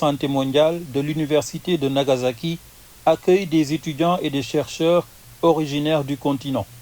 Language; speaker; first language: French; native; French